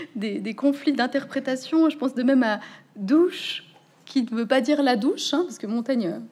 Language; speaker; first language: French; native; French